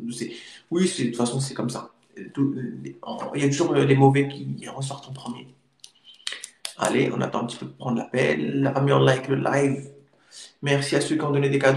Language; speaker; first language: French; native; French